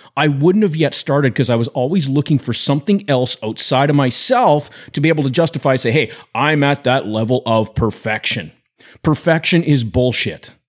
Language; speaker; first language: English; native; English